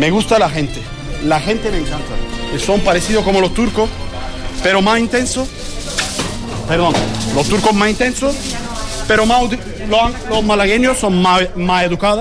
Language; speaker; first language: Spanish; non-native, learner; Turkish